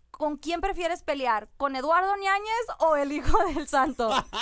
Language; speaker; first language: Spanish; early bilingual, other home language; English